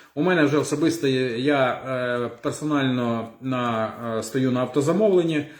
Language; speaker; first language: Ukrainian; non-native, local second language; Russian